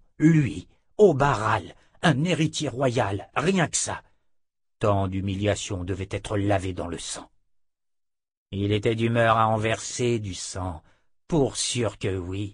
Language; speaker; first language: French; native; French